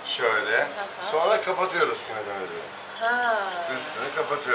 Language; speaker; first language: Turkish; native; Turkish